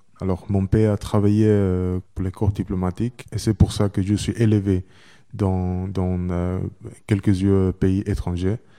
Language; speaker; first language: French; non-native, learner; Chinese